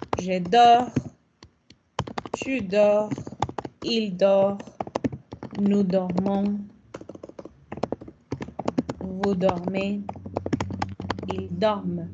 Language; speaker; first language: French; non-native, fluent; Spanish